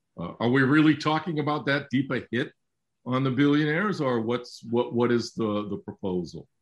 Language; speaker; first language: English; native; English